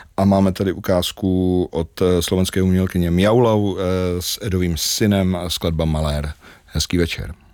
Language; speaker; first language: Czech; native; Czech